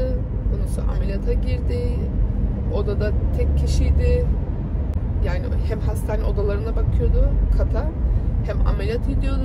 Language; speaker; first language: Turkish; early bilingual, heritage; Turkish